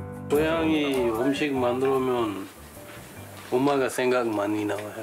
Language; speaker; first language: Korean; non-native, learner; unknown